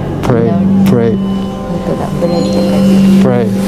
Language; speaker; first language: English; non-native, learner; Japanese